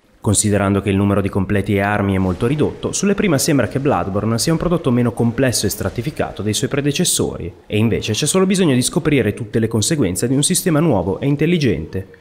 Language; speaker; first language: Italian; native; Italian